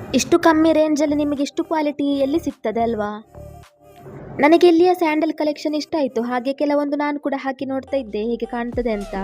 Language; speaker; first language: Kannada; native; Kannada